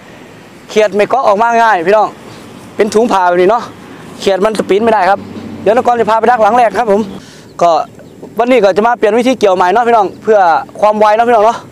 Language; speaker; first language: Thai; non-native, local second language; Northeastern Thai